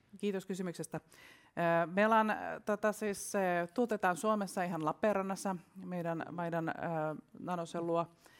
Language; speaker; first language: Finnish; non-native, fluent; Russian